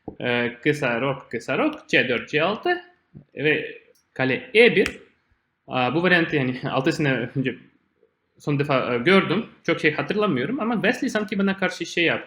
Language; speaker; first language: Turkish; non-native, fluent; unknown